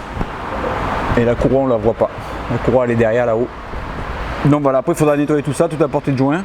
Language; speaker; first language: French; native; French